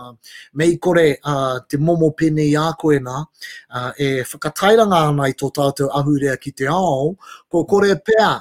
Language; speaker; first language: Māori; non-native, local second language; English